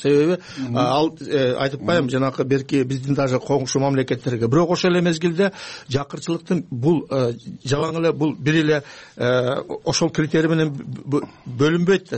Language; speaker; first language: Kyrgyz; native; Kyrgyz